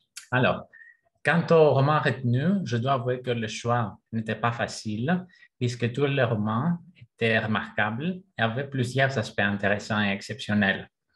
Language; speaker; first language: French; non-native, fluent; Greek